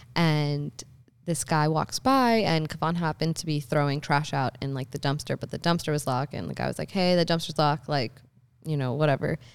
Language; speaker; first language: English; native; English